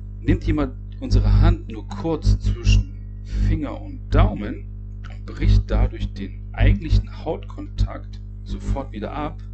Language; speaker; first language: German; native; German